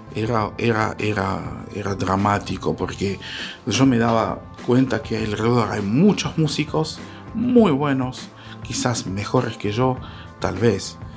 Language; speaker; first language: Spanish; non-native, fluent; Russian